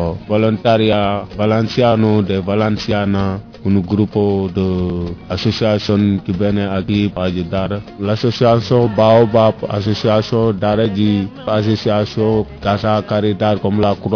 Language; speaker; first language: Spanish; non-native, learner; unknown